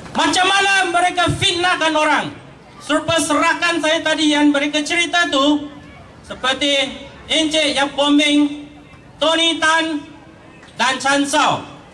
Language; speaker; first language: Malay; non-native, local second language; Chinese